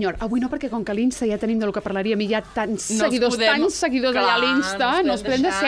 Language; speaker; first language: Catalan; native; Catalan